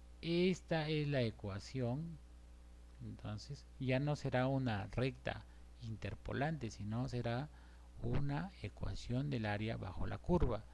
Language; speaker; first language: Spanish; native; Spanish